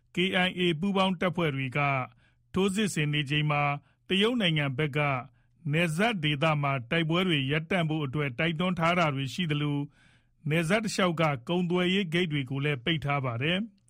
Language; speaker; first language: Burmese; native; Burmese